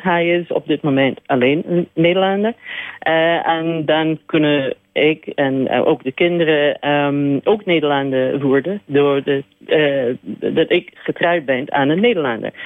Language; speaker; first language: Dutch; non-native, learner; English